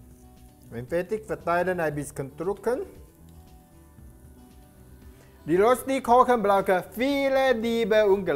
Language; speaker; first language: German; non-native, learner; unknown